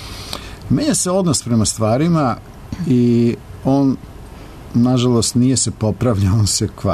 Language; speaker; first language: Serbian; native; Serbian